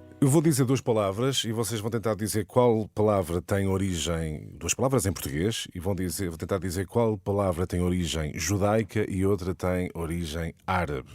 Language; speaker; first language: Portuguese; native; Portuguese